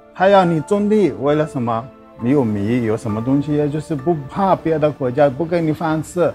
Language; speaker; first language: Chinese; non-native, learner; Arabic